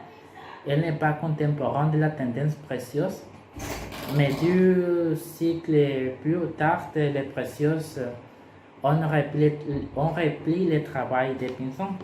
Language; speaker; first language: French; non-native, learner; Spanish